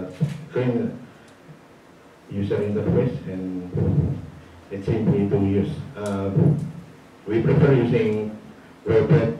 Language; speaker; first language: English; non-native, learner; Indonesian